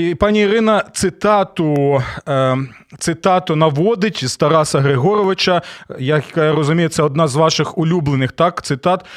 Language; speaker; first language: Ukrainian; non-native, local second language; Russian